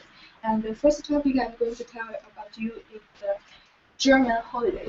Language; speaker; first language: English; non-native, learner; Chinese